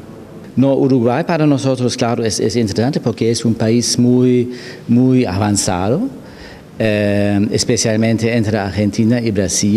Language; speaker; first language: Spanish; non-native, fluent; German